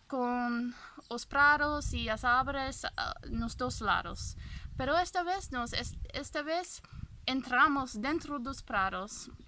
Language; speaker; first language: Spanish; non-native, fluent; English